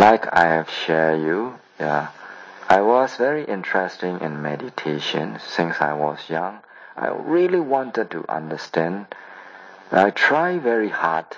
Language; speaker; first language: English; non-native, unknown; Burmese